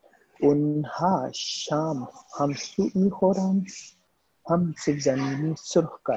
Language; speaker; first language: Persian; non-native, learner; Urdu